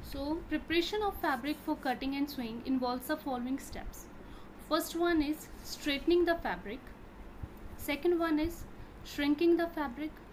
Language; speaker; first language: English; non-native, local second language; Punjabi